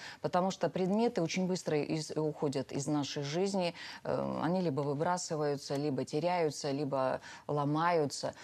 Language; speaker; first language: Russian; native; Russian